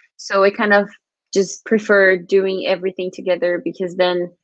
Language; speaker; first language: English; non-native, fluent; Portuguese